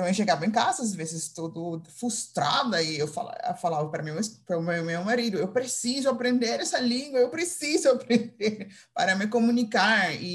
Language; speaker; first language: Portuguese; non-native, fluent; Dutch